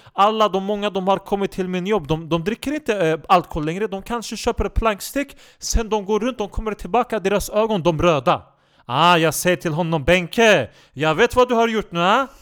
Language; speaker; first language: Swedish; non-native, local second language; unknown